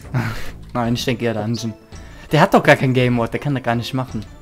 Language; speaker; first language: German; native; German